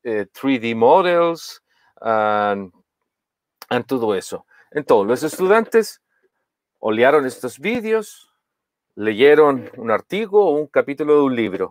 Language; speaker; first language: Portuguese; non-native, learner; Spanish